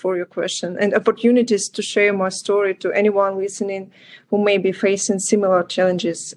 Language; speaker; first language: English; non-native, learner; Ukrainian